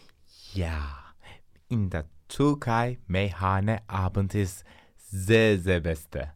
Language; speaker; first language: German; non-native, learner; Turkish